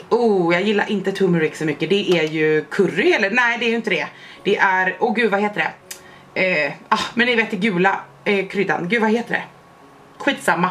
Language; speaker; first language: Swedish; native; Swedish